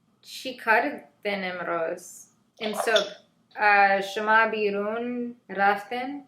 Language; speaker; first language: Persian; non-native, learner; English